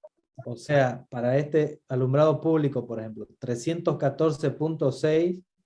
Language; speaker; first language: Spanish; native; Spanish